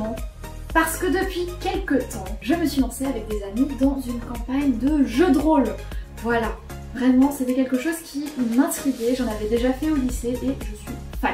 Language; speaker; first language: French; native; French